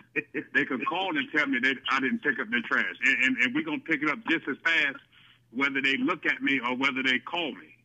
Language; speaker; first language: English; native; English